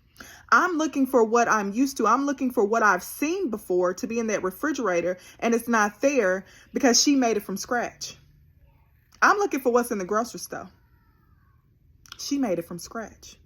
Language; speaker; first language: English; native; English